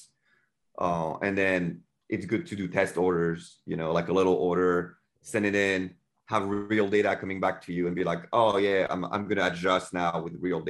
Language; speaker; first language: English; non-native, fluent; French